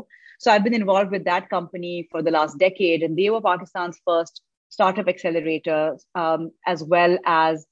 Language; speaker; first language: English; non-native, local second language; Urdu